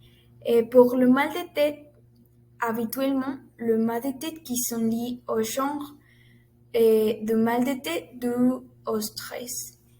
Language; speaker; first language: French; non-native, learner; Spanish